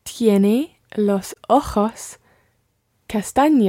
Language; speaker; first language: Spanish; non-native, learner; English